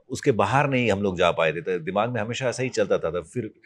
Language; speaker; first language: Hindi; native; Hindi